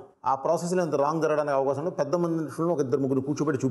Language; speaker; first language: Telugu; native; Telugu